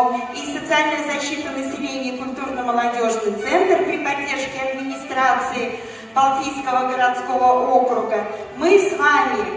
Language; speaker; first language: Russian; native; Russian